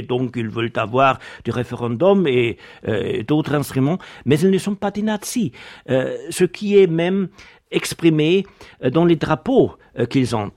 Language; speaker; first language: French; non-native, fluent; German